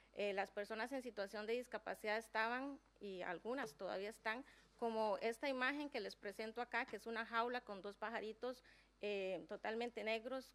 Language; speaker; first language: Spanish; native; Spanish